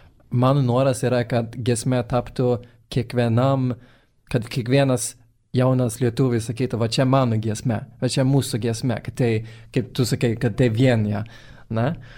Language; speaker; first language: Lithuanian; non-native, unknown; Swedish